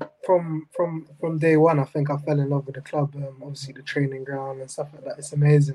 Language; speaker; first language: English; native; English